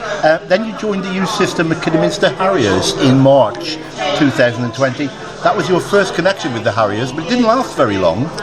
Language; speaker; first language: English; native; English